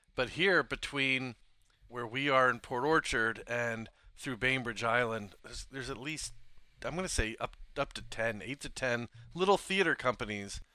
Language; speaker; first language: English; native; English